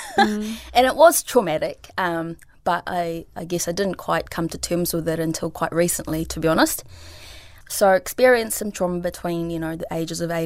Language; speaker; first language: English; early bilingual, other home language; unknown